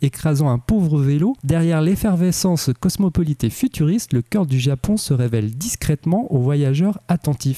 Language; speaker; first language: French; native; French